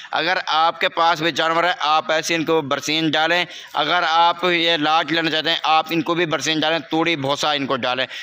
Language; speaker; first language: Urdu; non-native, local second language; Saraiki